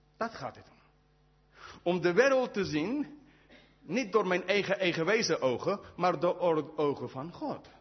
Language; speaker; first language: Dutch; non-native, fluent; English